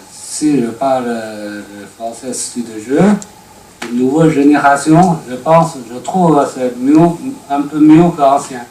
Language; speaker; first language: French; non-native, learner; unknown